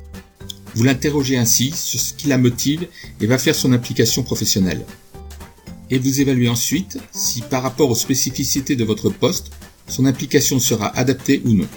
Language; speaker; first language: French; native; French